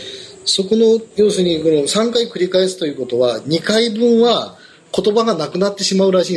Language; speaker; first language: Japanese; native; Japanese